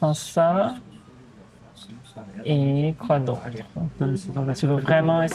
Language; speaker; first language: French; non-native, fluent; Portuguese